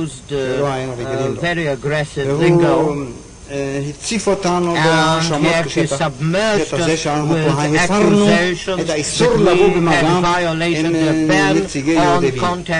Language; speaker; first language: Hebrew; non-native, fluent; German